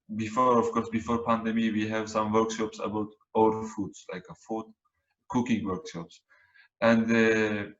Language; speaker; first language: English; non-native, learner; Turkish